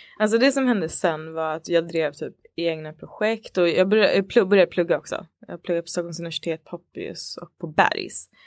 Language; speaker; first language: Swedish; early bilingual, other home language; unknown